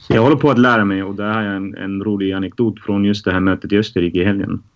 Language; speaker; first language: Swedish; non-native, fluent; German